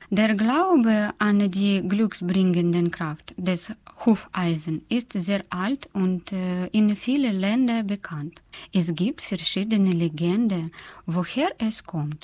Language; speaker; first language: German; non-native, learner; Russian